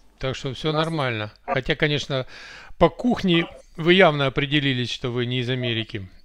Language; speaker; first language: Russian; native; Russian